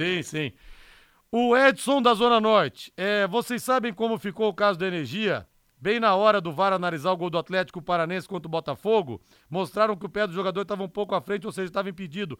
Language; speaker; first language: Portuguese; native; Portuguese